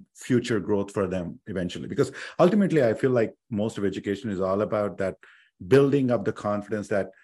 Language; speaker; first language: English; non-native, local second language; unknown